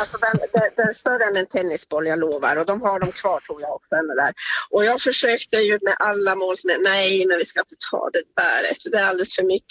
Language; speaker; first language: Swedish; native; Swedish